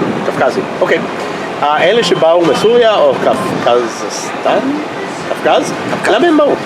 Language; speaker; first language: Hebrew; non-native, fluent; English